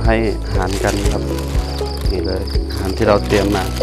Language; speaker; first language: Thai; non-native, local second language; Northern Khmer